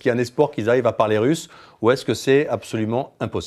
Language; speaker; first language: French; native; French